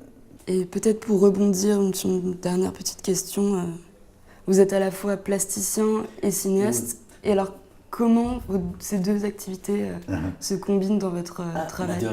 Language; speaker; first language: French; native; French